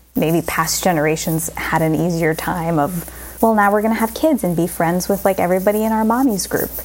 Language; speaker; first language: English; native; English